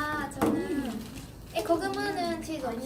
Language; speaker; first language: Korean; non-native, learner; Japanese